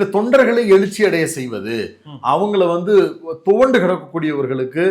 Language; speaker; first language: Tamil; native; Tamil